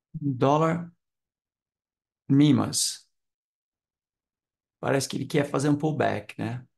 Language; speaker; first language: Portuguese; non-native, fluent; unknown